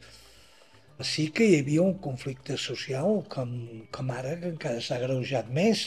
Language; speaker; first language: Catalan; native; Catalan